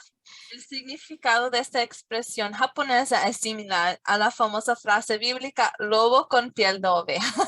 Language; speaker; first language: Spanish; non-native, fluent; English